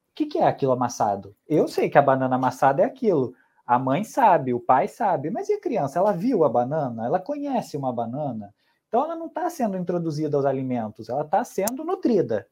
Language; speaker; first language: Portuguese; early bilingual, other home language; Spanish